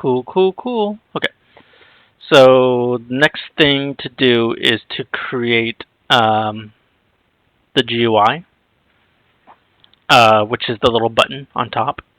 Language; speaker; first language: English; native; English